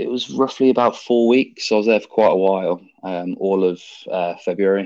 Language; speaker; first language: English; native; English